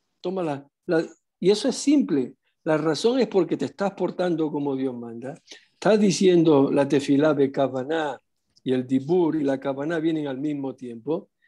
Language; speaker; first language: Spanish; non-native, fluent; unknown